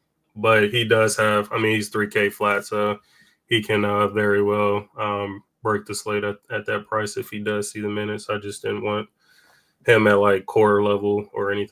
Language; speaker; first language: English; native; English